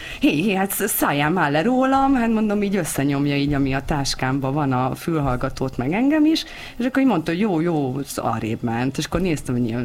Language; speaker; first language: Hungarian; native; Hungarian